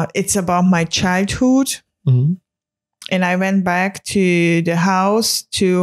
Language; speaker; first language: English; non-native, fluent; Hungarian